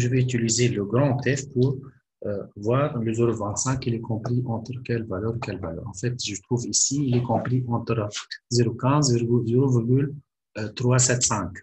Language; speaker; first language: French; non-native, local second language; Arabic